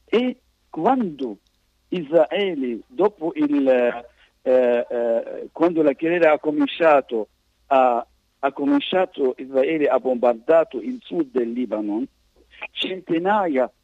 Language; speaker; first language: Italian; non-native, fluent; Arabic